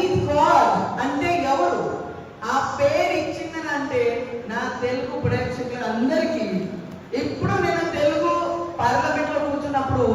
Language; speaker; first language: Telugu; non-native, local second language; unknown